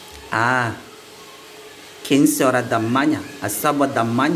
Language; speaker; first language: Portuguese; non-native, learner; Indonesian